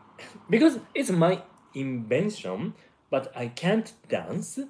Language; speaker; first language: English; non-native, fluent; Japanese